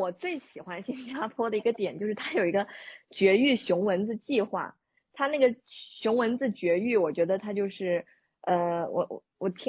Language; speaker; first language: Chinese; native; Chinese